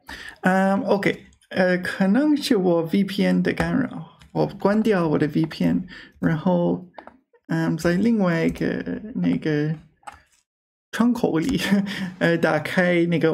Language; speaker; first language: Chinese; non-native, learner; English